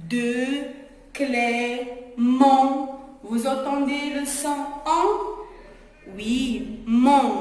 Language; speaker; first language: French; non-native, local second language; Arabic